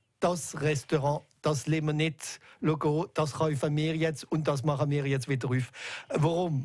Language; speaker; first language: German; native; German